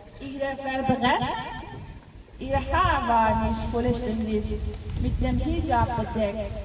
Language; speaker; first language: German; non-native, local second language; Persian